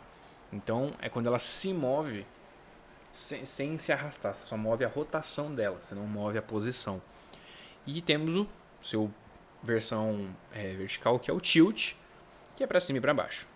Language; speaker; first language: Portuguese; native; Portuguese